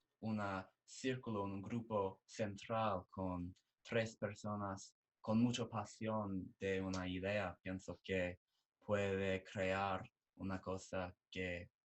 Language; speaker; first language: Spanish; non-native, learner; English